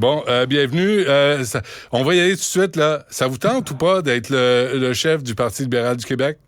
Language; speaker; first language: French; native; French